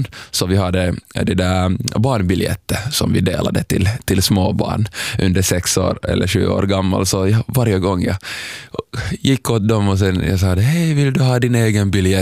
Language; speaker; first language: Swedish; non-native, fluent; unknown